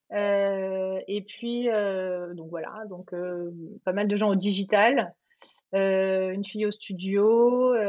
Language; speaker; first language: French; native; French